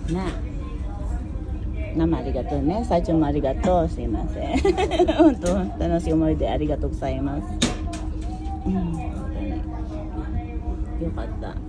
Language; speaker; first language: Japanese; non-native, fluent; Filipino